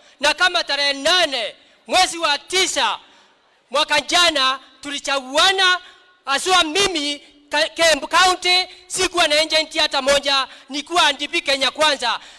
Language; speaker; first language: Swahili; non-native, local second language; Embu